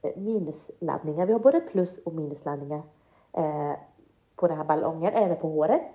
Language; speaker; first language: Swedish; early bilingual, other home language; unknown